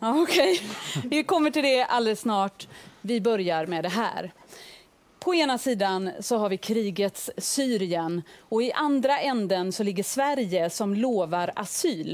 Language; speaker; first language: Swedish; native; Swedish